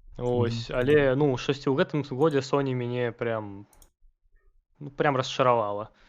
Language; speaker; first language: Belarusian; non-native, local second language; Russian